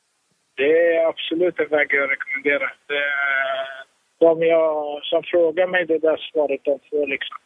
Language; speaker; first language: Swedish; early bilingual, other home language; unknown